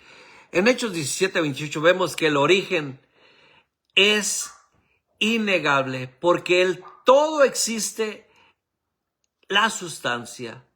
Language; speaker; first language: Spanish; native; Spanish